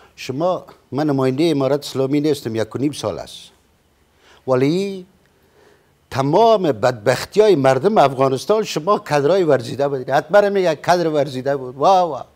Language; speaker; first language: Persian; native; Persian